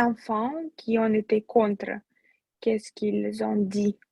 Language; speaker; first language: French; non-native, fluent; Russian